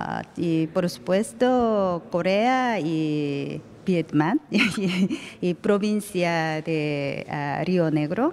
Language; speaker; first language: Spanish; non-native, learner; Korean